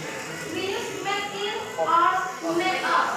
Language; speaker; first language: English; non-native, learner; Indonesian